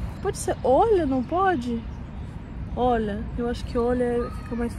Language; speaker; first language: Portuguese; non-native, fluent; Russian